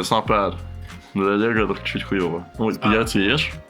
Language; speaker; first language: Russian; non-native, fluent; English